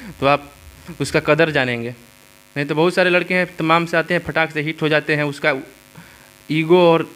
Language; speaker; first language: Hindi; native; Hindi